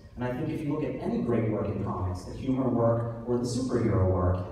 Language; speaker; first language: English; native; English